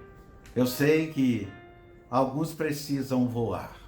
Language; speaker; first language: Portuguese; native; Portuguese